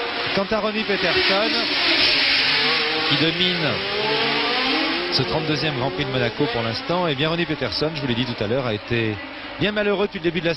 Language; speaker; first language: French; native; French